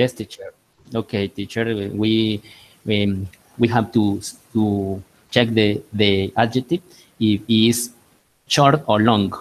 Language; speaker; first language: English; non-native, learner; Spanish